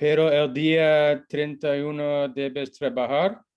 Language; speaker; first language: Spanish; non-native, learner; English